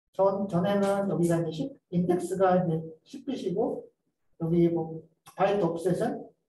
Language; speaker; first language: Korean; native; Korean